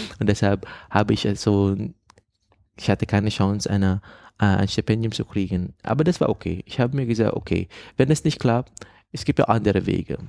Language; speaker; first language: German; non-native, fluent; Filipino